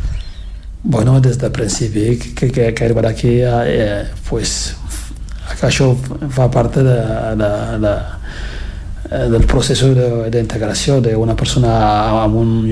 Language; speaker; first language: Catalan; non-native, fluent; Fula